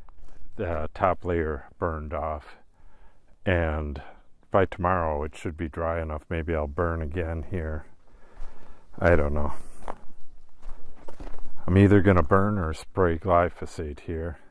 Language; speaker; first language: English; native; English